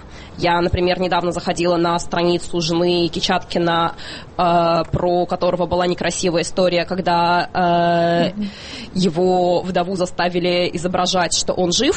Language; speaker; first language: Russian; native; Russian